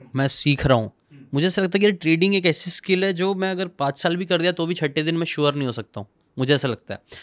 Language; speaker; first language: Hindi; native; Hindi